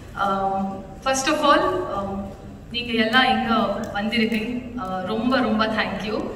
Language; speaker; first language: Tamil; non-native, learner; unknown